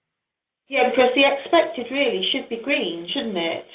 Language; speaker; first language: English; native; English